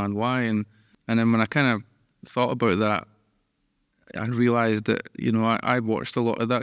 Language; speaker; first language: English; native; English